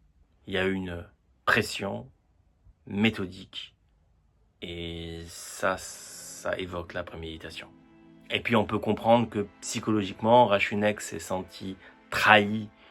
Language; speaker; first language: French; native; French